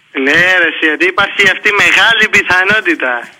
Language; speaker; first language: Greek; native; Greek